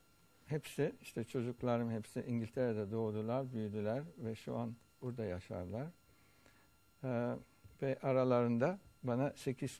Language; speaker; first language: Turkish; early bilingual, heritage; Turkish